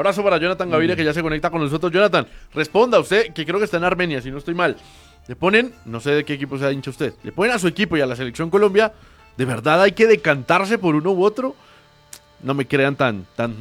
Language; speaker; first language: Spanish; native; Spanish